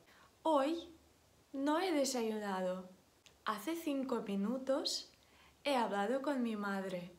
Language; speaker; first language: Spanish; non-native, fluent; Ukrainian